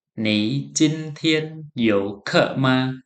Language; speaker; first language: Chinese; non-native, fluent; Khmer